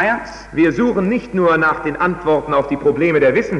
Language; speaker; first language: German; native; German